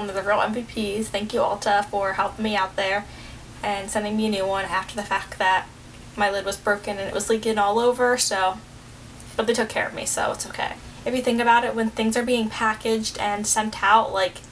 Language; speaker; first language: English; native; English